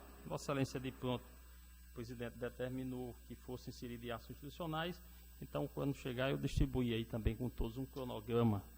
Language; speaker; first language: Portuguese; native; Portuguese